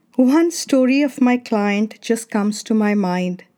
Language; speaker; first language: English; non-native, local second language; Kannada